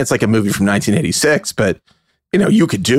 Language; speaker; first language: English; native; English